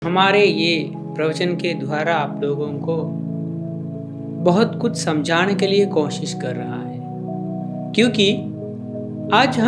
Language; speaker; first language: Hindi; non-native, fluent; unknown